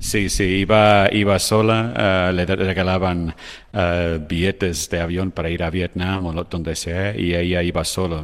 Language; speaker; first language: Spanish; non-native, fluent; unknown